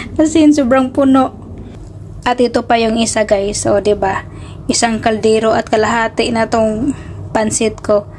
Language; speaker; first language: Filipino; non-native, local second language; Cebuano